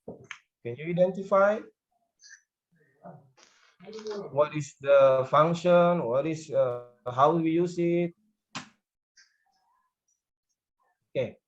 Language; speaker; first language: English; non-native, learner; Indonesian